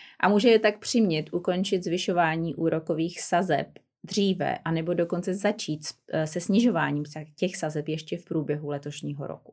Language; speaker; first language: Czech; native; Czech